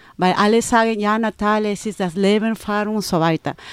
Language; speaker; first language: German; non-native, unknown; Spanish